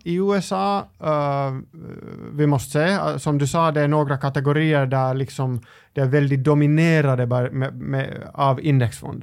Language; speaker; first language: Swedish; non-native, local second language; Finnish